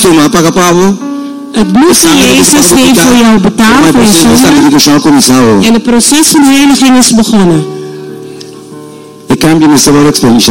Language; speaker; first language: Dutch; non-native, fluent; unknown